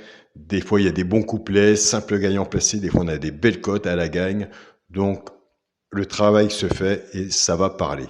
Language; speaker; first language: French; native; French